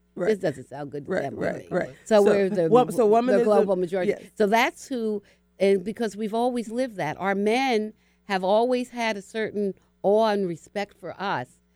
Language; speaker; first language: English; native; English